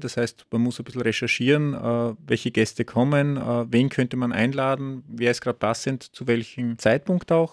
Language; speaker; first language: German; native; German